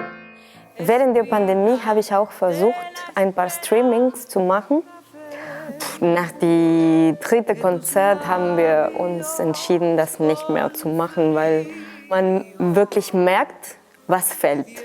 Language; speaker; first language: German; non-native, fluent; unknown